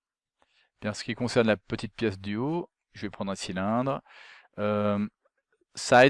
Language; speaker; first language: French; native; French